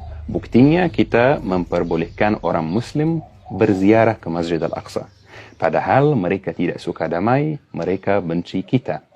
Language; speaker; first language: Indonesian; non-native, fluent; Arabic